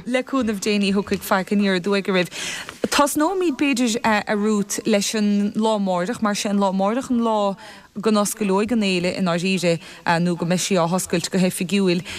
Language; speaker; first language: Irish; native; Irish